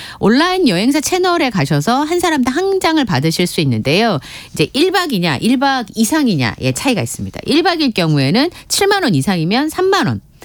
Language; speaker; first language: Korean; native; Korean